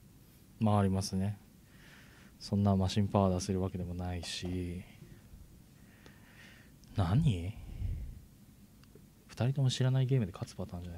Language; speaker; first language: Japanese; native; Japanese